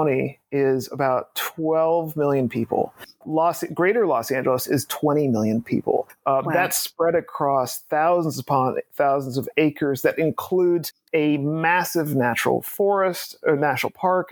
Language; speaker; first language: English; native; English